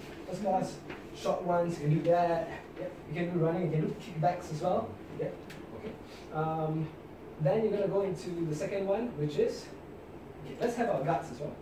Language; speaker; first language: English; non-native, local second language; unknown